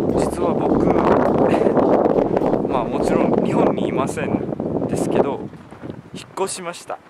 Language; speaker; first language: Japanese; non-native, learner; English